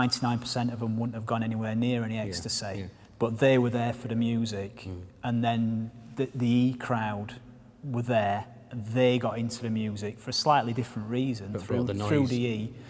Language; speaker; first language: English; native; English